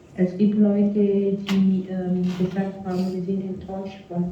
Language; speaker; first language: German; non-native, fluent; French